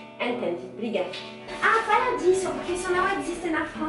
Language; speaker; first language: Portuguese; non-native, fluent; French